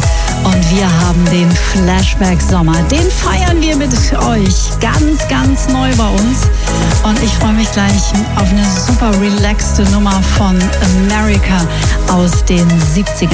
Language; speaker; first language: German; native; German